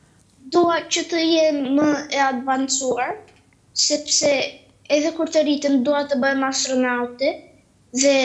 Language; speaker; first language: Albanian; early bilingual, heritage; Albanian